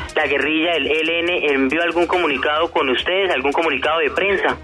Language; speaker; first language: Spanish; native; Spanish